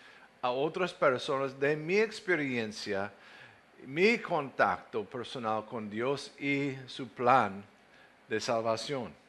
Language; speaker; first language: Spanish; non-native, fluent; English